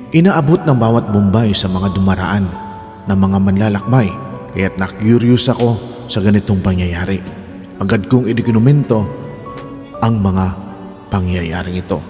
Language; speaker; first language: Filipino; native; Filipino